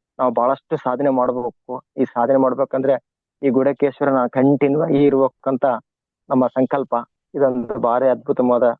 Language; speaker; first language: Kannada; native; Kannada